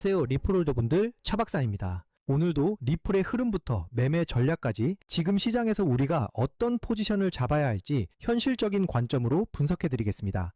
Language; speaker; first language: Korean; native; Korean